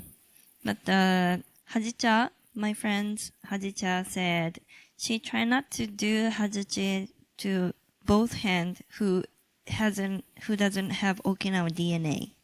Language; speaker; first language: English; non-native, local second language; Japanese